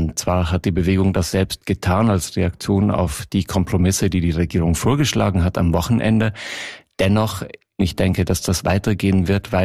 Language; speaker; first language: German; native; German